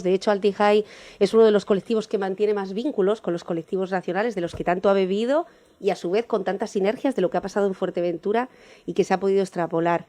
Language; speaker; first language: Spanish; native; Spanish